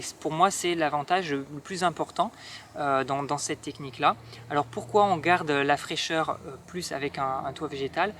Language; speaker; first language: French; native; French